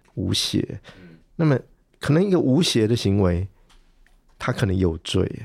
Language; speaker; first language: Chinese; non-native, local second language; Min Nan Chinese